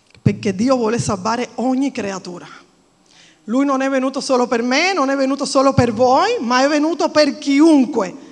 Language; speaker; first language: Italian; non-native, fluent; Spanish